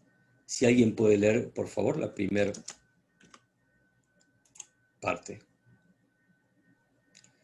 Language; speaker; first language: Spanish; native; Spanish